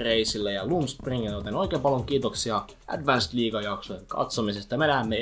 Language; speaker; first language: Finnish; native; Finnish